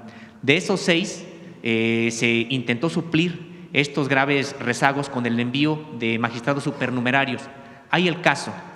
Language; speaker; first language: Spanish; native; Spanish